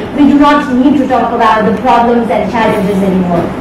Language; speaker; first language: English; non-native, local second language; Nepali